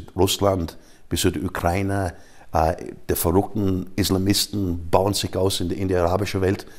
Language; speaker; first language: German; non-native, fluent; English